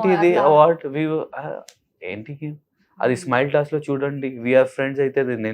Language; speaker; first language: Telugu; non-native, learner; Hindi